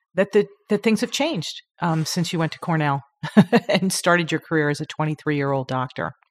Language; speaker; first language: English; native; English